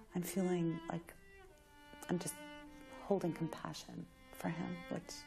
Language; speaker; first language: English; native; English